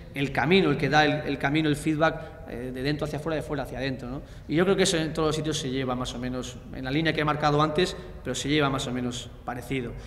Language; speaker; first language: Spanish; native; Spanish